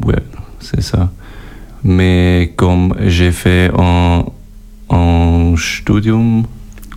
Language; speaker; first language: French; non-native, learner; German